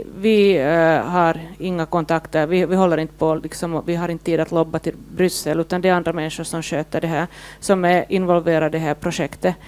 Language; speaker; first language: Swedish; native; Swedish